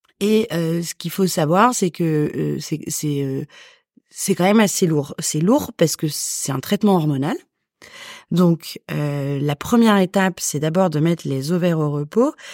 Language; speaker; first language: French; native; French